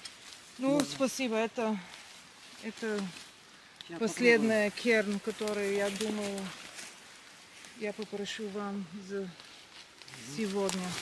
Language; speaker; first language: Russian; non-native, learner; Bulgarian